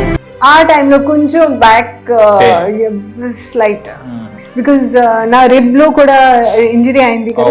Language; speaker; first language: Telugu; non-native, learner; Hindi